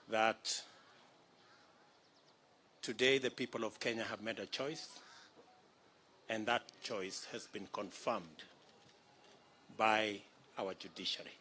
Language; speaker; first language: English; non-native, local second language; Kalenjin